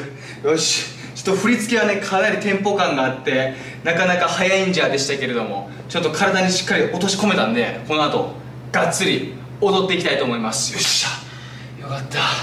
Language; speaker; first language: Japanese; native; Japanese